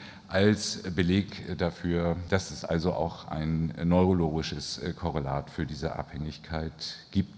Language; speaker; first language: German; native; German